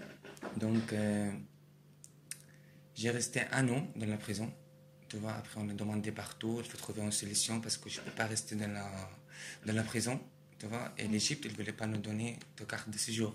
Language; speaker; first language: French; non-native, learner; Arabic